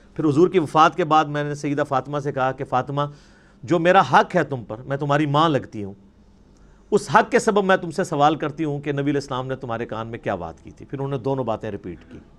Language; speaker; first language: Urdu; non-native, local second language; Punjabi